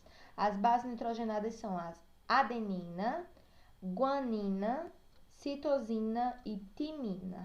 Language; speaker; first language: Portuguese; native; Portuguese